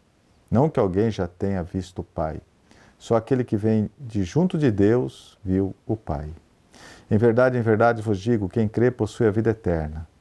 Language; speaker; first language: Portuguese; native; Portuguese